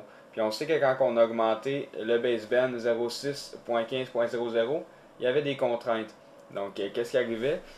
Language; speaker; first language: French; native; French